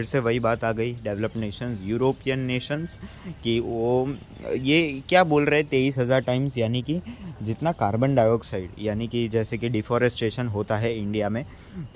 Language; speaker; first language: Hindi; native; Hindi